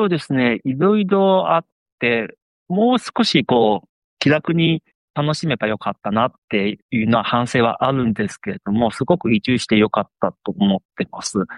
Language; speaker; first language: Japanese; non-native, fluent; Chinese